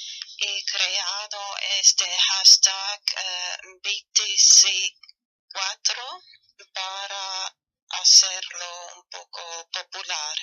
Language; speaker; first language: Spanish; non-native, fluent; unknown